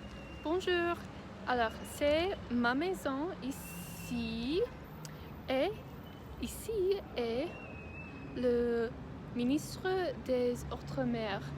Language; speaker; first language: French; non-native, learner; English